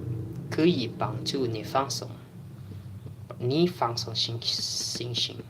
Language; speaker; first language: Chinese; non-native, learner; Indonesian